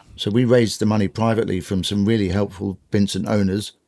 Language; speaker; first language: English; native; English